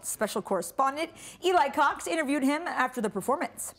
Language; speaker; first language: English; native; English